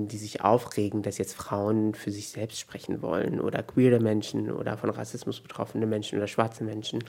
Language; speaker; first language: German; native; German